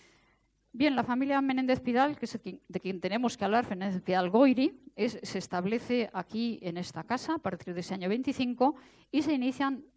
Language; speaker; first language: Spanish; native; Spanish